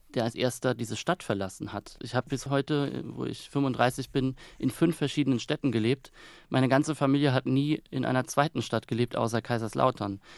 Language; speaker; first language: German; native; German